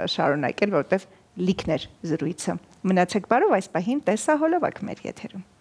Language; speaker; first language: Armenian; native; Armenian